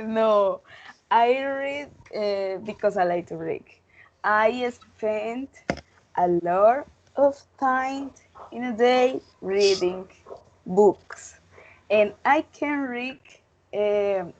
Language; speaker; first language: English; non-native, learner; Spanish